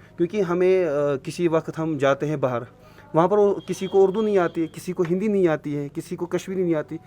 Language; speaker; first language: Urdu; non-native, local second language; Kashmiri